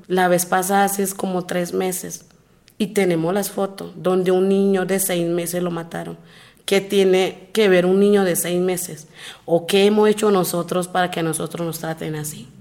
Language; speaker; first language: Spanish; non-native, local second language; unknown